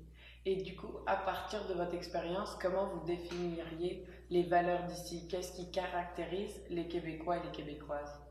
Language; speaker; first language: French; native; French